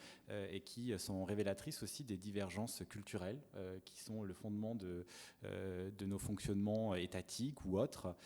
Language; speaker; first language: French; native; French